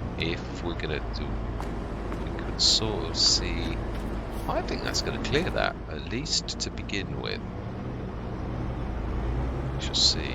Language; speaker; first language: English; native; English